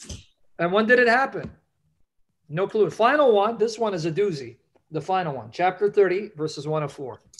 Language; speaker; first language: English; native; English